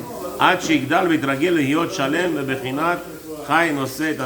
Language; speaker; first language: Hebrew; early bilingual, heritage; English